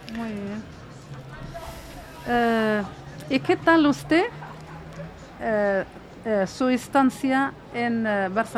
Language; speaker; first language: Spanish; non-native, fluent; Arabic